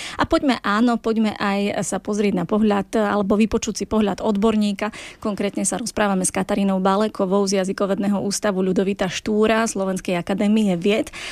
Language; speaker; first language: Slovak; native; Slovak